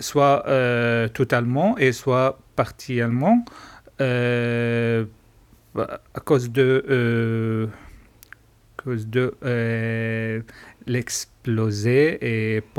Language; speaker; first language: French; non-native, learner; Arabic